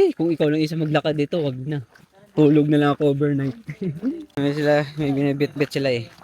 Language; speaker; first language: Filipino; non-native, local second language; Cebuano